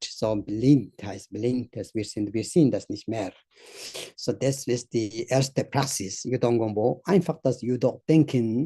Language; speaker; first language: German; non-native, learner; Tibetan